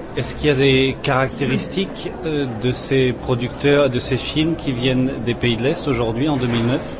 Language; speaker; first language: French; native; French